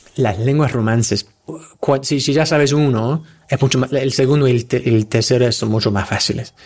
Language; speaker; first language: Spanish; non-native, fluent; English